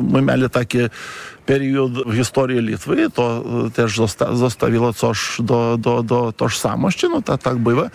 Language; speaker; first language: Polish; non-native, fluent; Lithuanian